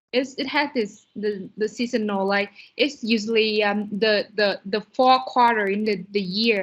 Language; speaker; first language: English; non-native, learner; Vietnamese